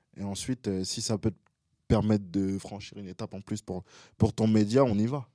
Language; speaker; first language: French; early bilingual, other home language; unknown